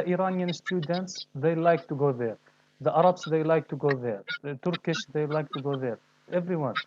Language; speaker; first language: English; non-native, learner; Arabic